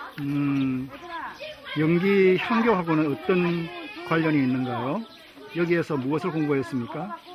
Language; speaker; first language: Korean; native; Korean